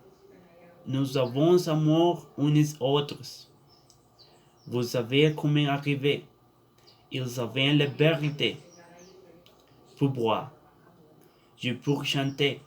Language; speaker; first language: French; non-native, learner; Spanish